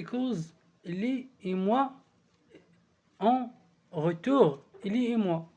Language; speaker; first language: French; non-native, learner; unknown